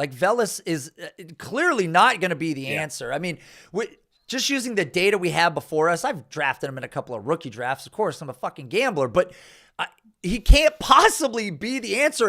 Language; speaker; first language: English; native; English